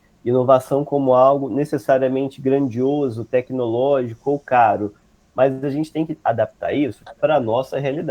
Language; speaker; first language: Portuguese; native; Portuguese